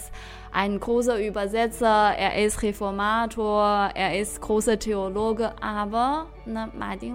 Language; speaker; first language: German; non-native, fluent; Chinese